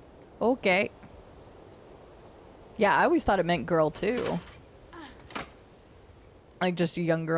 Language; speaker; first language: English; native; English